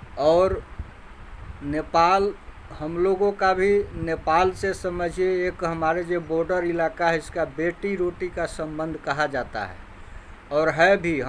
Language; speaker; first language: Hindi; native; Hindi